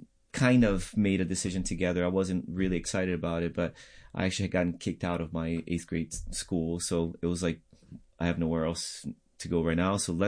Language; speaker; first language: English; non-native, fluent; Portuguese